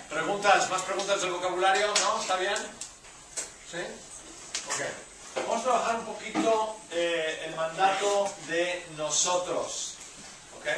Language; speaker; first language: Spanish; non-native, fluent; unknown